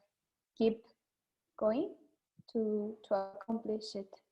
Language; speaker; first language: English; non-native, learner; Spanish